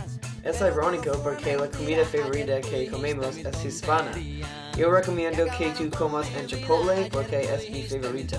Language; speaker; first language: Spanish; non-native, learner; English